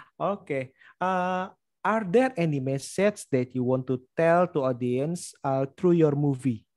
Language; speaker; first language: English; non-native, learner; Indonesian